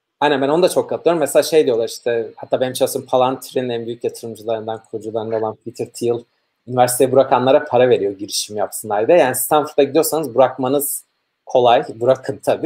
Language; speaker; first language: Turkish; native; Turkish